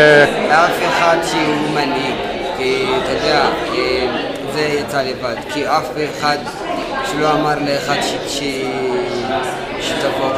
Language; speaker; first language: Hebrew; non-native, fluent; Tigrinya